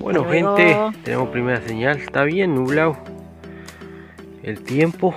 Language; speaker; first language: Spanish; native; Spanish